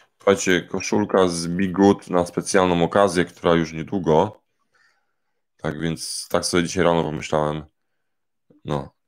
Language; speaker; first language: Polish; native; Polish